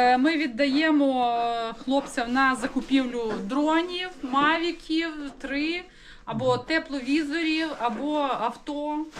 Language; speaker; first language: Ukrainian; native; Ukrainian